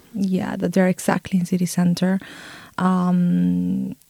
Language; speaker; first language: English; non-native, fluent; Romanian